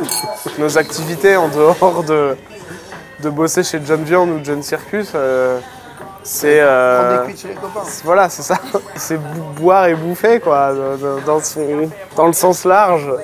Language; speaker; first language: French; native; French